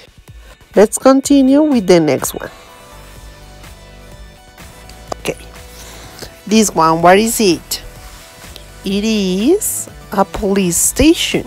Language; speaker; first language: English; non-native, learner; Spanish